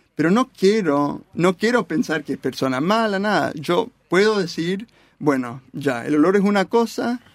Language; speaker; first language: Spanish; early bilingual, heritage; Spanish